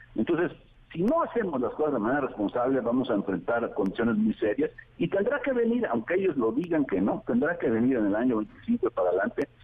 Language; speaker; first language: Spanish; native; Spanish